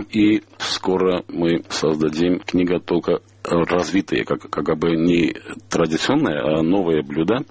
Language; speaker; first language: Russian; non-native, local second language; Armenian